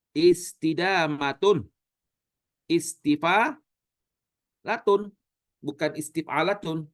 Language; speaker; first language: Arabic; non-native, fluent; Indonesian